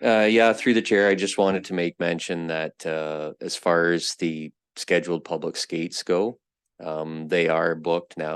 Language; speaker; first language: English; native; English